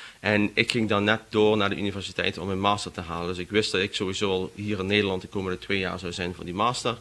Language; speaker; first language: Dutch; native; Dutch